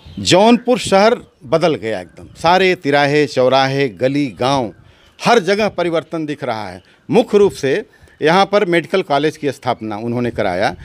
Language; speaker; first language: Hindi; native; Hindi